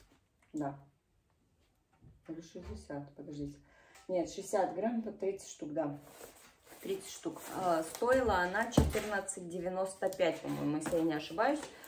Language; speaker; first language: Russian; native; Russian